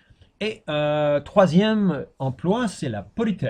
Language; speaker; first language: French; non-native, fluent; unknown